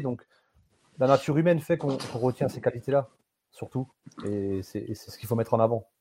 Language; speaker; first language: French; native; French